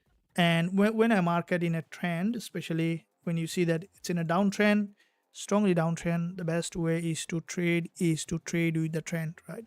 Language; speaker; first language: English; non-native, fluent; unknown